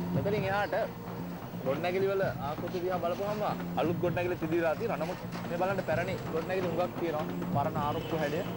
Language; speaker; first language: Sinhala; native; Sinhala